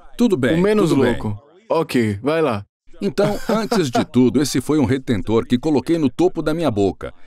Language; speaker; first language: Portuguese; non-native, fluent; English